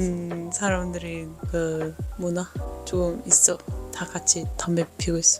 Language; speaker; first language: Korean; non-native, fluent; Dutch